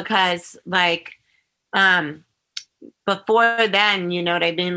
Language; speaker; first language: English; native; English